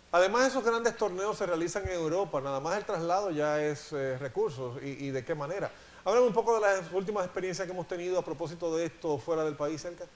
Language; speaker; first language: Spanish; native; Spanish